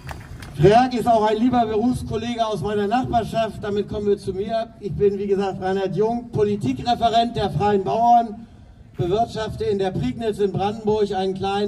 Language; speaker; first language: German; native; German